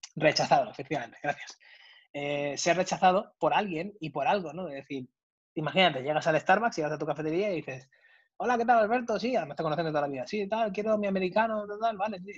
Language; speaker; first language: Spanish; native; Spanish